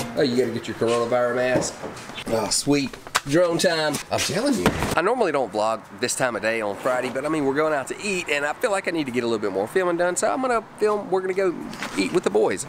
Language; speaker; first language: English; native; English